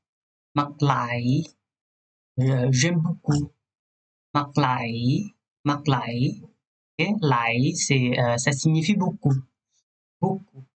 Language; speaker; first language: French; non-native, fluent; Thai